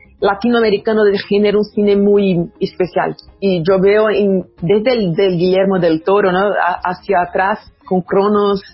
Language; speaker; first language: Spanish; non-native, fluent; Portuguese